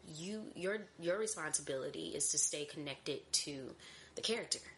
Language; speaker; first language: English; native; English